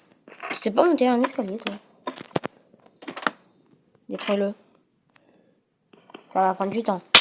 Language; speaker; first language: French; native; French